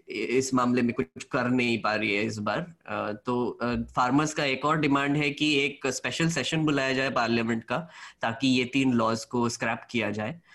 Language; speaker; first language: Hindi; non-native, local second language; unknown